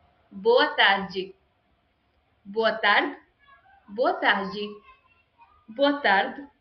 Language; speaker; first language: Portuguese; non-native, fluent; Hindi